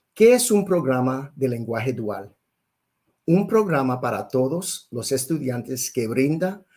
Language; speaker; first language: Spanish; early bilingual, heritage; Spanish